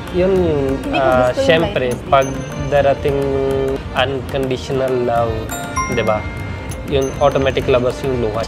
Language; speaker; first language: Filipino; non-native, learner; Punjabi